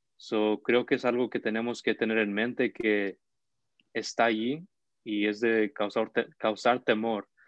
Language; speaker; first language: Spanish; early bilingual, heritage; Spanish